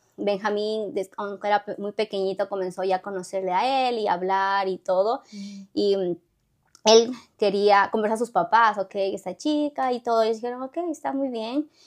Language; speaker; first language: Spanish; native; Spanish